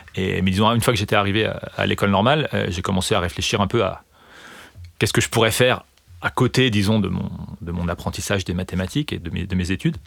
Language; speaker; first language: French; native; French